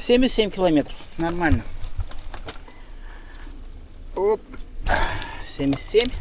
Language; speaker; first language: Russian; native; Russian